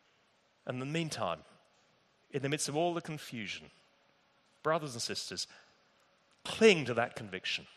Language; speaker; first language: English; native; English